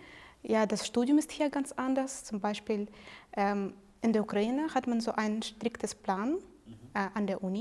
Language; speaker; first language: German; non-native, fluent; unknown